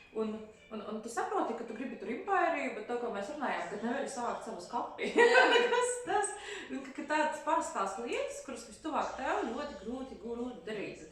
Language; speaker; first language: Latvian; non-native, local second language; Russian